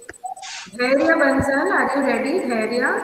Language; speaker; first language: English; non-native, local second language; Hindi